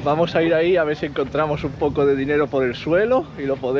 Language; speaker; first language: Spanish; native; Spanish